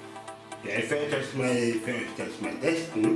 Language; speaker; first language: German; non-native, learner; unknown